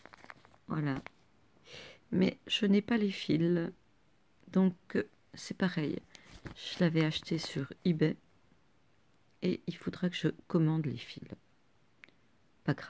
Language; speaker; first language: French; native; French